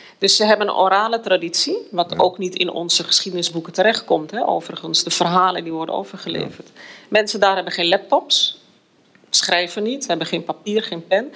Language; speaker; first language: Dutch; native; Dutch